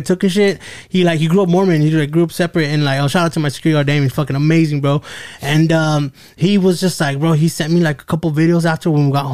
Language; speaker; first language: English; native; English